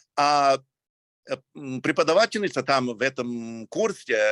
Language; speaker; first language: Russian; non-native, fluent; English